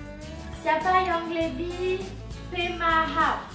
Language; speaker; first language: Indonesian; non-native, learner; French